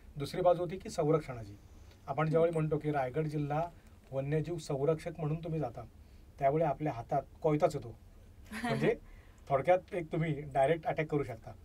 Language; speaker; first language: Marathi; native; Marathi